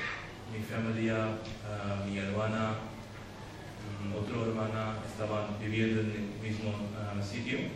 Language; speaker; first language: Spanish; non-native, learner; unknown